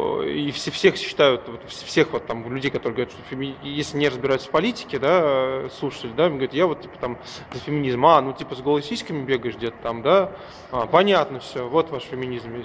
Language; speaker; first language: Russian; native; Russian